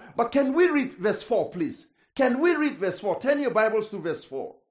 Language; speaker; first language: English; non-native, fluent; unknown